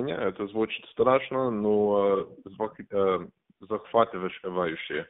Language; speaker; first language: Russian; non-native, learner; English